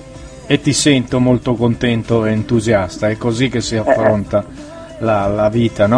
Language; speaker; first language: Italian; native; Italian